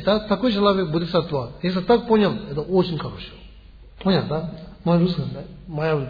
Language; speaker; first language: Russian; non-native, learner; Tibetan